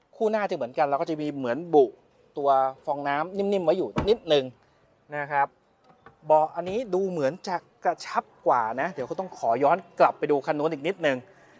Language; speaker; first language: Thai; native; Thai